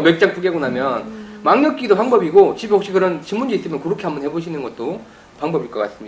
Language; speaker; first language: Korean; native; Korean